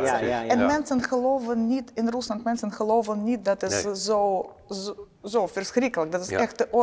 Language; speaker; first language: Dutch; non-native, learner; Ukrainian